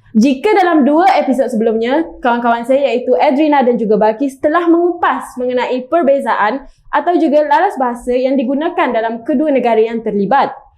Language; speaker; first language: Malay; native; Malay